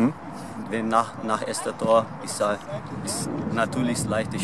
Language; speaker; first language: German; non-native, learner; Portuguese